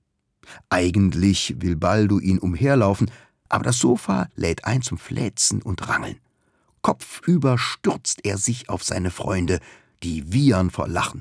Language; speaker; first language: German; native; German